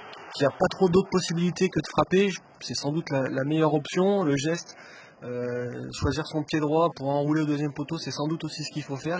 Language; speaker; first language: French; native; French